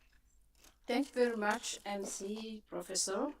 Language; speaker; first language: English; non-native, fluent; French